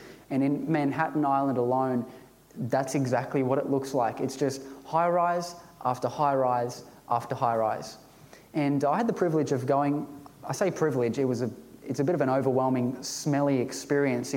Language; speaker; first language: English; native; English